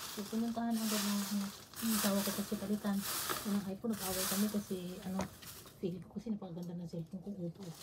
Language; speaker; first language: Filipino; native; Filipino